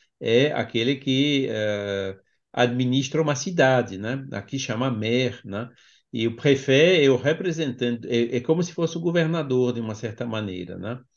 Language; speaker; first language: Portuguese; non-native, fluent; French